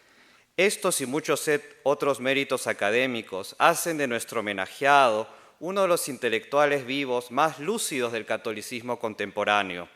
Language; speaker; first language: Spanish; native; Spanish